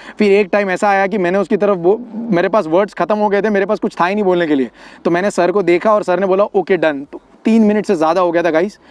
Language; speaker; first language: Hindi; non-native, local second language; Gujarati